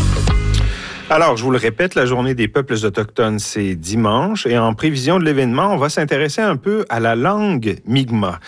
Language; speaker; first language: French; native; French